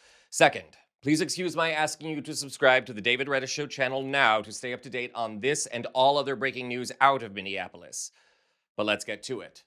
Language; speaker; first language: English; native; English